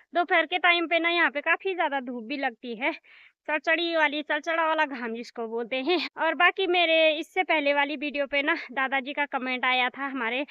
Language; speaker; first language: Hindi; native; Hindi